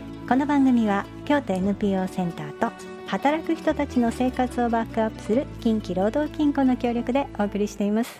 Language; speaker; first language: Japanese; native; Japanese